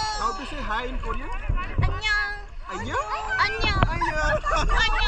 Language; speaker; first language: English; non-native, learner; Korean